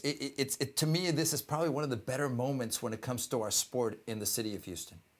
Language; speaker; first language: English; early bilingual, other home language; Spanish